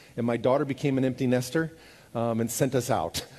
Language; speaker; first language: English; native; English